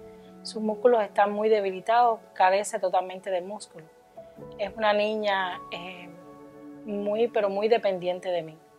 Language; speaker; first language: Spanish; native; Spanish